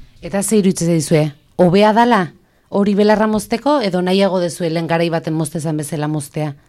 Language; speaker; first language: Basque; native; Basque